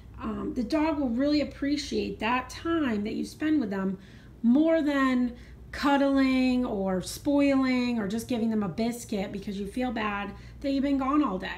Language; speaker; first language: English; native; English